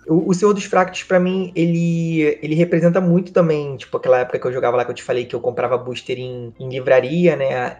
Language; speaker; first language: Portuguese; native; Portuguese